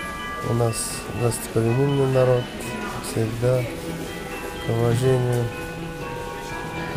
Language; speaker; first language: Russian; non-native, local second language; Uzbek